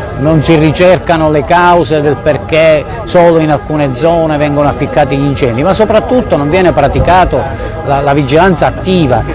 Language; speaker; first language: Italian; native; Italian